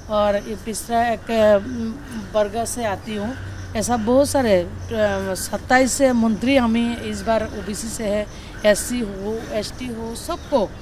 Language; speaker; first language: Hindi; non-native, local second language; Bangla